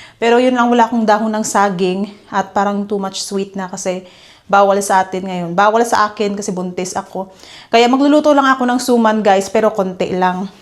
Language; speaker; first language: Filipino; native; Filipino